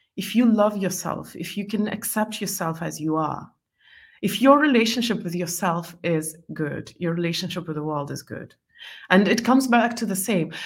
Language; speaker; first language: English; non-native, fluent; Estonian